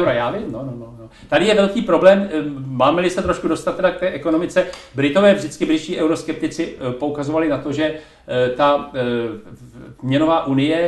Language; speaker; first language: Czech; native; Czech